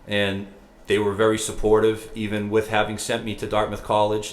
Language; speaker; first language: English; native; English